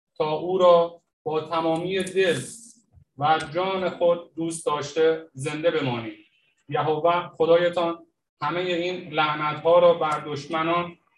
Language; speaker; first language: Persian; native; Persian